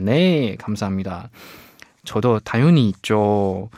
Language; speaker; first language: Korean; non-native, fluent; Chinese